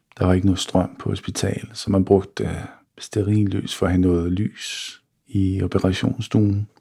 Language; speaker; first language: Danish; early bilingual, other home language; Bosnian